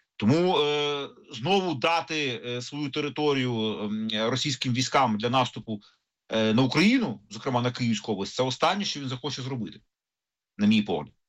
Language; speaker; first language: Ukrainian; native; Ukrainian